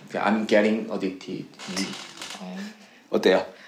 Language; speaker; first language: English; non-native, fluent; Korean